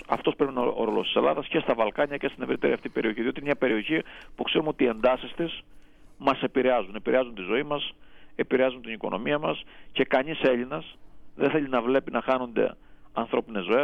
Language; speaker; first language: Greek; native; Greek